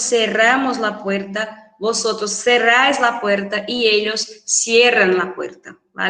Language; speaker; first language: Spanish; non-native, fluent; Portuguese